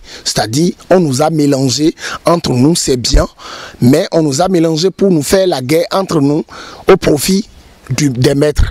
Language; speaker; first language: French; non-native, local second language; Fon